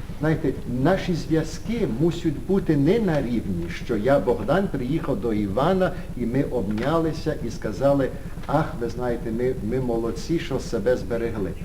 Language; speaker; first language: Ukrainian; early bilingual, heritage; Ukrainian